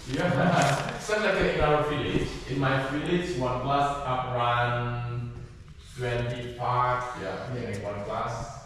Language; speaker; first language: English; non-native, learner; Balinese